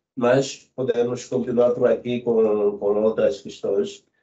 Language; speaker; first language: Portuguese; native; Portuguese